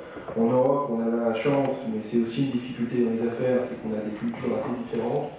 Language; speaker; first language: French; native; French